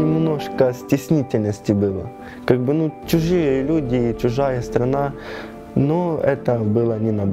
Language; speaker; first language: Russian; native; Russian